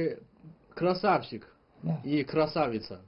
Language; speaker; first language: Russian; non-native, learner; Chinese